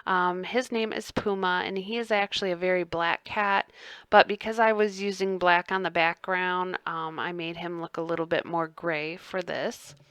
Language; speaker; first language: English; native; English